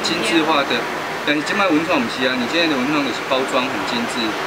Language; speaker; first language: Chinese; native; Chinese